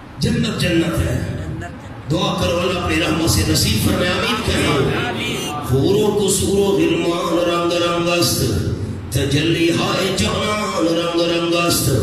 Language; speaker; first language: Urdu; non-native, local second language; Pashto